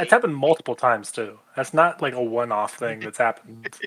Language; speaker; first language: English; native; English